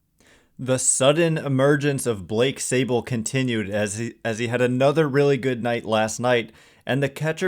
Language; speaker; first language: English; native; English